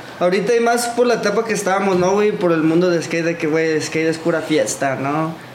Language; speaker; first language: Spanish; early bilingual, other home language; English